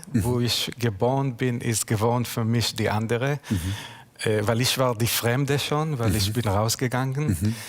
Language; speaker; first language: German; non-native, learner; Hebrew